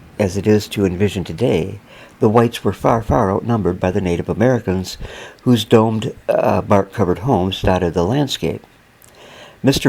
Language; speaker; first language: English; native; English